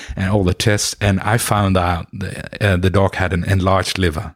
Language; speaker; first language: English; non-native, fluent; Dutch